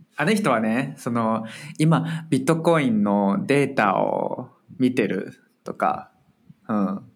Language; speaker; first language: Japanese; non-native, fluent; Chinese